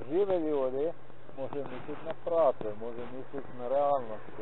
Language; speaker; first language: Polish; non-native, learner; Ukrainian